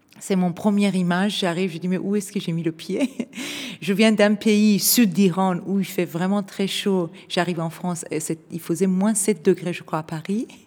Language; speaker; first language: French; non-native, fluent; Persian